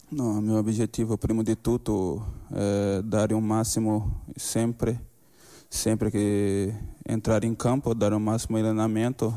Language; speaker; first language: Spanish; non-native, learner; Portuguese